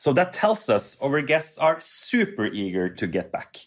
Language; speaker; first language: English; non-native, fluent; Norwegian